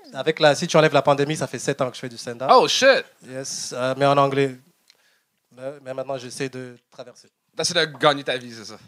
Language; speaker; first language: French; non-native, local second language; Kinyarwanda